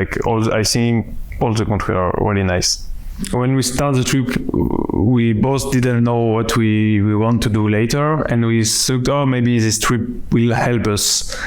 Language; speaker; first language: English; non-native, fluent; French